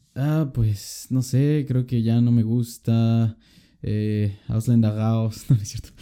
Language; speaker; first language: Spanish; native; Spanish